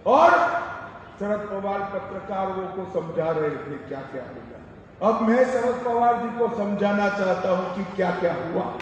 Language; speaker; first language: Hindi; non-native, local second language; Gujarati